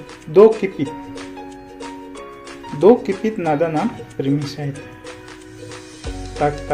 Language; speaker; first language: Russian; non-native, learner; Hindi